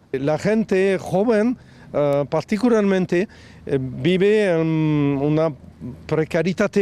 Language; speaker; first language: Spanish; non-native, fluent; French